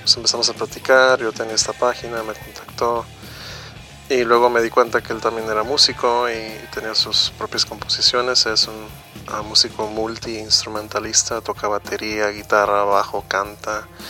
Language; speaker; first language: Spanish; native; Spanish